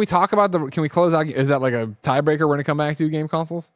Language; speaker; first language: English; native; English